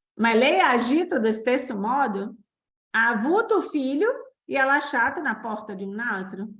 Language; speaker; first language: Italian; non-native, fluent; Portuguese